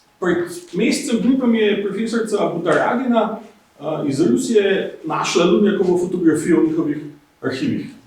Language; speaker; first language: Slovenian; native; Slovenian